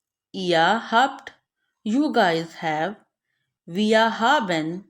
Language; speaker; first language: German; non-native, fluent; Urdu